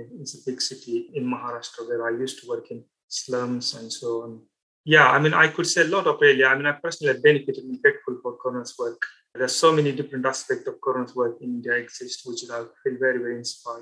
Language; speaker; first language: English; non-native, local second language; Marathi